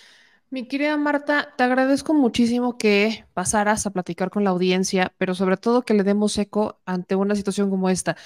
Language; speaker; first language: Spanish; native; Spanish